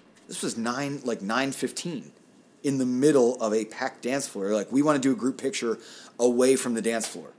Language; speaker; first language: English; native; English